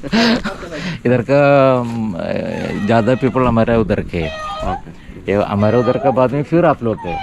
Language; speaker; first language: Hindi; non-native, local second language; Malayalam